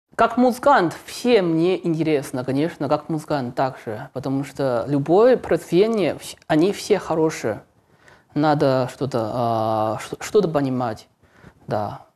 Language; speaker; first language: Russian; non-native, learner; Chinese